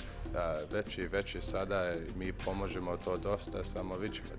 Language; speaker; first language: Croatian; early bilingual, heritage; English